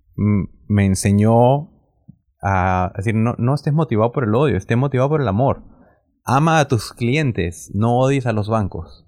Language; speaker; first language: Spanish; native; Spanish